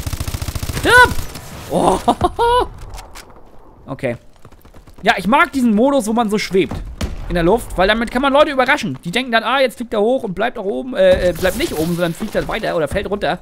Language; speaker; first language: German; native; German